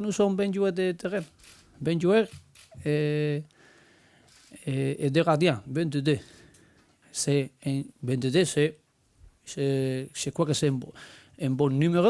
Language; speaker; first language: French; non-native, learner; Spanish